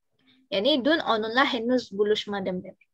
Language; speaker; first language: Turkish; non-native, learner; Indonesian